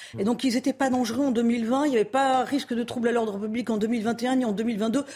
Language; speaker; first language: French; native; French